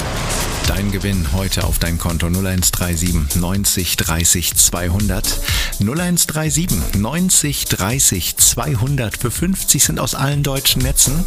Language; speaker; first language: German; native; German